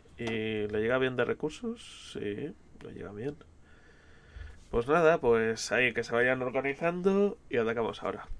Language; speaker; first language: Spanish; native; Spanish